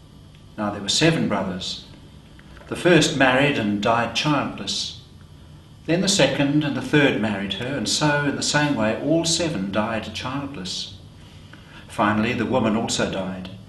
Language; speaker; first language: English; native; English